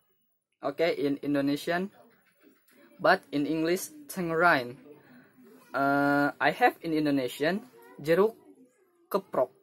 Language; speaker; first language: English; non-native, learner; Indonesian